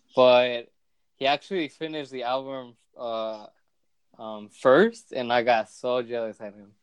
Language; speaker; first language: English; early bilingual, other home language; Spanish